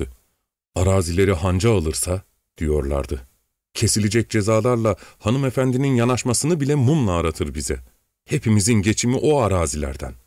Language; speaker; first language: Turkish; native; Turkish